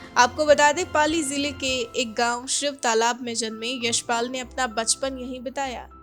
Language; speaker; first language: Hindi; native; Hindi